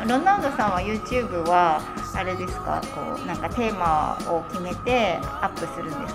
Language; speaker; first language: Japanese; native; Japanese